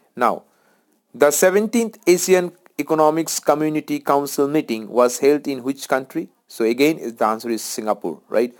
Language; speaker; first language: English; non-native, local second language; Bangla